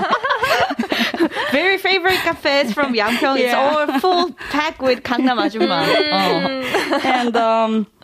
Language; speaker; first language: English; non-native, fluent; Korean